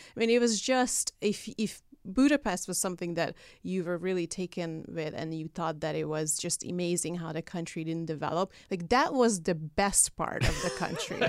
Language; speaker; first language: English; non-native, fluent; Hungarian